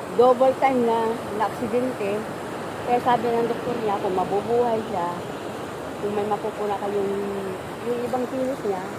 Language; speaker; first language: Filipino; non-native, local second language; Pangasinan